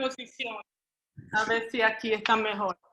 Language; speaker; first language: Spanish; non-native, fluent; Portuguese